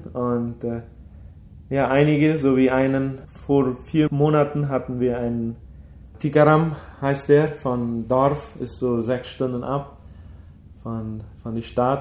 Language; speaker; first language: German; early bilingual, heritage; German